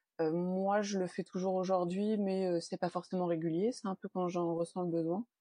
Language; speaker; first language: French; native; French